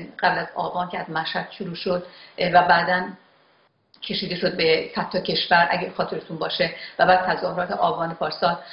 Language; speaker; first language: Persian; non-native, local second language; Azerbaijani